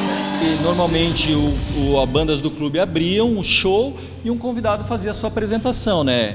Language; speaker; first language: Portuguese; native; Portuguese